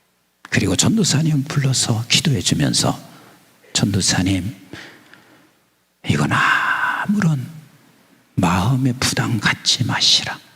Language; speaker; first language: Korean; native; Korean